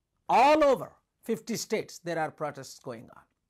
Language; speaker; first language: English; non-native, local second language; Telugu